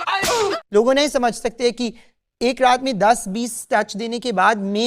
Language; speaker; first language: Hindi; non-native, local second language; English